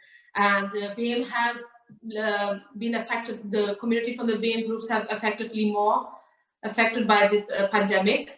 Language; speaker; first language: English; early bilingual, other home language; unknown